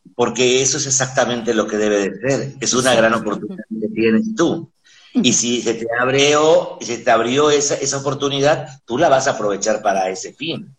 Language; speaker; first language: Spanish; native; Spanish